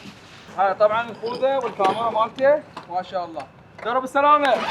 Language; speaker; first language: Arabic; native; Arabic